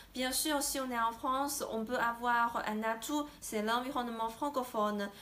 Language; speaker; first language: French; non-native, fluent; Chinese